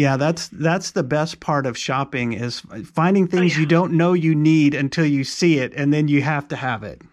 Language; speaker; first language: English; native; English